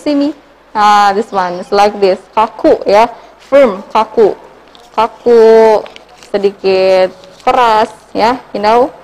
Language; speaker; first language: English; non-native, learner; Indonesian